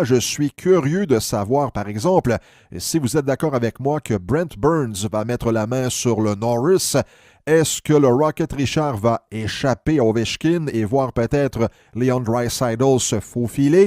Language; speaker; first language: French; native; French